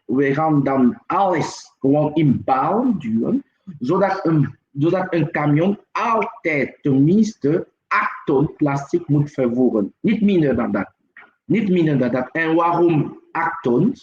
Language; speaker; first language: Dutch; non-native, local second language; French